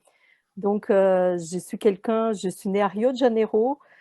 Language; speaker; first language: French; non-native, fluent; Portuguese